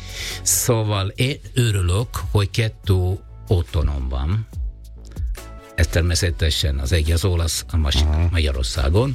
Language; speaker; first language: Hungarian; non-native, fluent; Italian